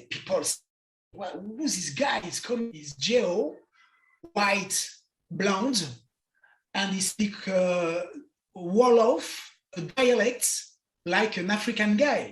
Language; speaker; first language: English; non-native, learner; French